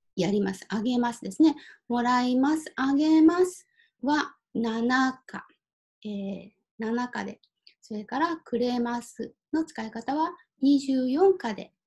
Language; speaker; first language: Japanese; native; Japanese